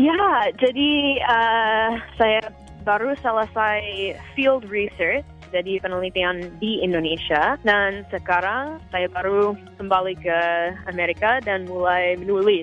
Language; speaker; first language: Indonesian; non-native, fluent; English